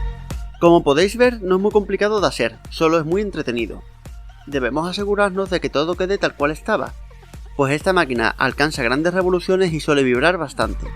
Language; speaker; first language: Spanish; native; Spanish